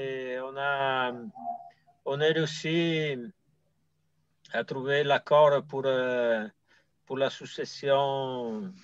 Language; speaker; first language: French; non-native, fluent; Italian